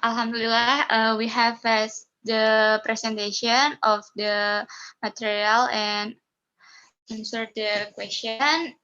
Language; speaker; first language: English; non-native, learner; Indonesian